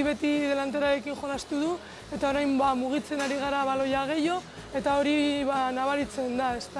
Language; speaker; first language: Basque; non-native, local second language; Spanish